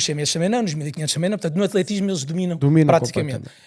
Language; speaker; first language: Portuguese; native; Portuguese